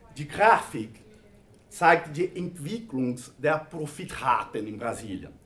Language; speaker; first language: German; non-native, fluent; Portuguese